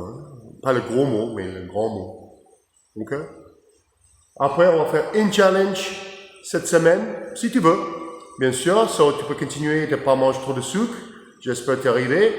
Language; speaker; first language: French; non-native, learner; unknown